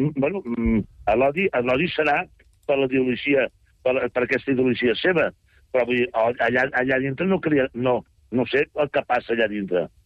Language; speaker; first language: Catalan; native; Catalan